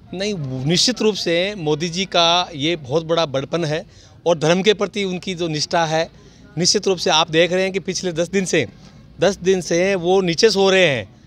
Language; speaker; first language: Hindi; native; Hindi